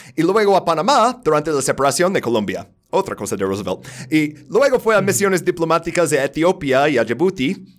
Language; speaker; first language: Spanish; non-native, fluent; English